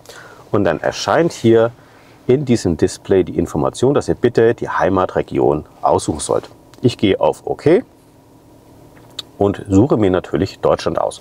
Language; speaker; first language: German; native; German